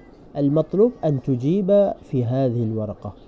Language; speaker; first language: Arabic; non-native, fluent; Malay